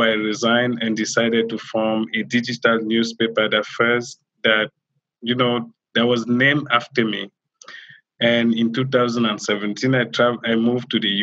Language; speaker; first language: English; non-native, local second language; French